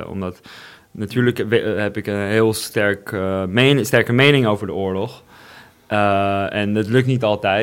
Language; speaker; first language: Dutch; non-native, fluent; Russian